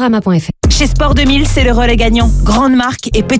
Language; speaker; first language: French; native; French